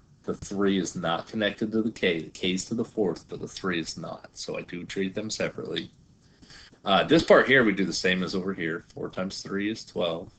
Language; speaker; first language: English; native; English